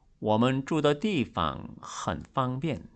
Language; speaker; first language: Chinese; non-native, fluent; Korean